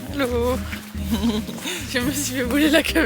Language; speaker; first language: French; native; French